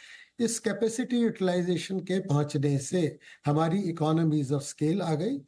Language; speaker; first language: Hindi; native; Hindi